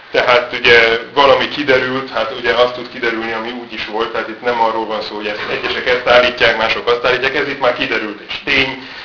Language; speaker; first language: Hungarian; native; Hungarian